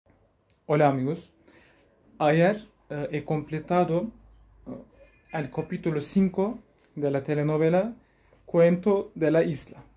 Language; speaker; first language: Spanish; non-native, learner; Turkish